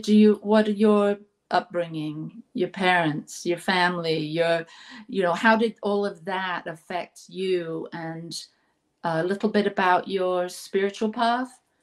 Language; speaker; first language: English; native; English